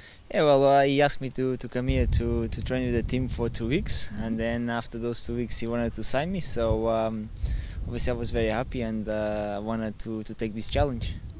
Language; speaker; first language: English; non-native, fluent; Portuguese